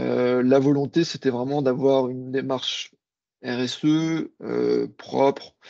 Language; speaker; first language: French; native; French